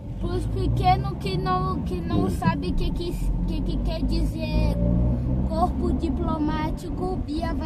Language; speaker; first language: Portuguese; non-native, learner; French